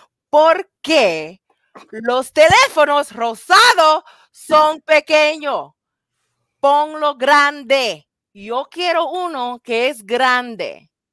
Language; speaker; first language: Spanish; non-native, learner; English